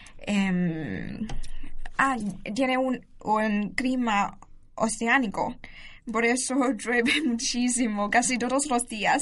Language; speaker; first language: Spanish; non-native, learner; Chinese